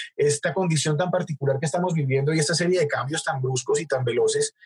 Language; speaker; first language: Spanish; native; Spanish